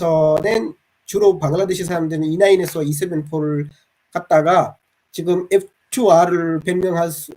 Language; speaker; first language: Korean; non-native, fluent; Bangla